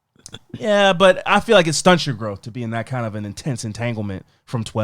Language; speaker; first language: English; native; English